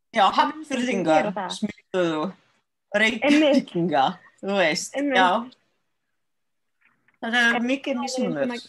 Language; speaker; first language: Icelandic; early bilingual, other home language; French